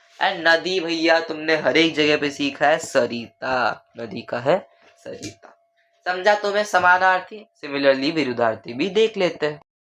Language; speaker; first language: Hindi; non-native, local second language; Marathi